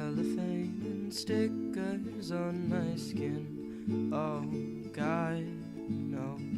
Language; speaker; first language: English; native; English